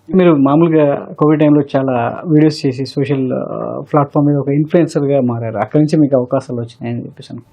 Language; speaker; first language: Telugu; native; Telugu